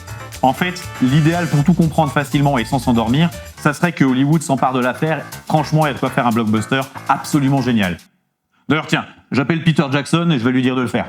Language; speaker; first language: French; native; French